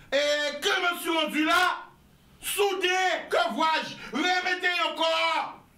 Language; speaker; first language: French; non-native, local second language; Guadeloupean Creole French